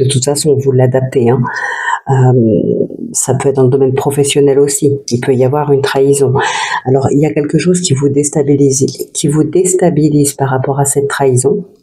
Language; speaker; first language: French; native; French